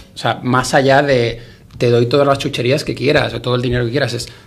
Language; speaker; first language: Spanish; native; Spanish